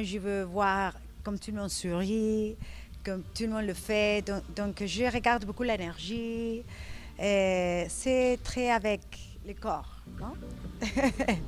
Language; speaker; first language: French; non-native, learner; Spanish